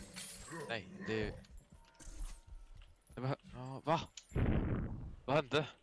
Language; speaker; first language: Swedish; native; Swedish